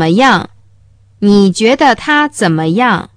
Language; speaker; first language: Chinese; native; Chinese